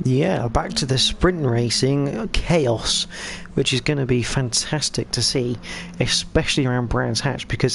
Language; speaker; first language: English; native; English